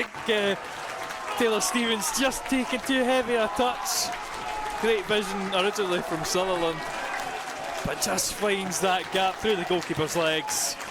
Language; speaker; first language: English; native; English